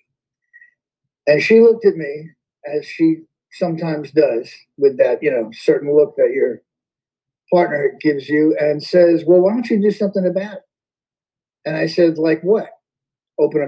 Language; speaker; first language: English; native; English